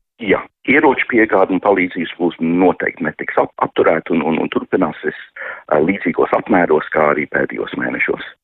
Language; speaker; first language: Latvian; early bilingual, heritage; Latvian